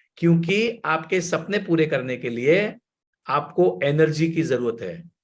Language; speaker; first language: Hindi; non-native, local second language; Gujarati